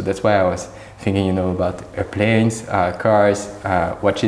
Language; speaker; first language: English; non-native, fluent; French